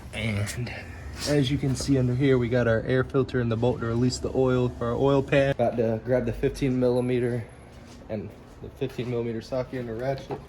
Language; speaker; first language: English; native; English